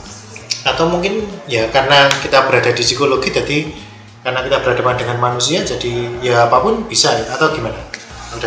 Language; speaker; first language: Indonesian; non-native, local second language; Javanese